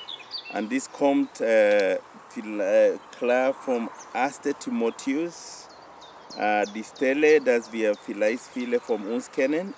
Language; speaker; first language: German; non-native, learner; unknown